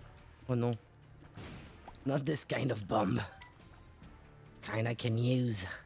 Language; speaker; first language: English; non-native, learner; French